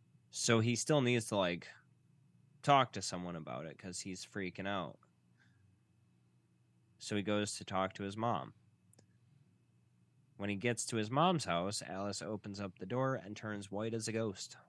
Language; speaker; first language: English; native; English